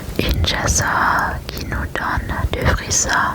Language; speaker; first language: French; non-native, learner; German